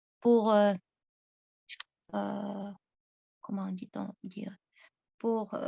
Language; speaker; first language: French; non-native, fluent; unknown